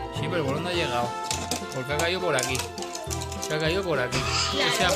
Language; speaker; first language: Spanish; native; Spanish